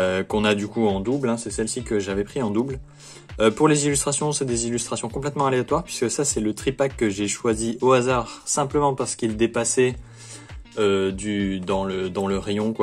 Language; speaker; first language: French; native; French